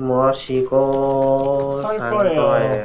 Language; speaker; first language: Korean; non-native, learner; Vietnamese